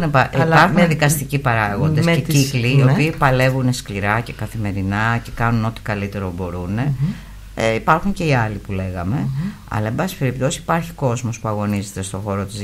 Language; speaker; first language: Greek; native; Greek